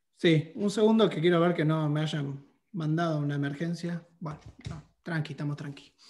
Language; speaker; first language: Spanish; native; Spanish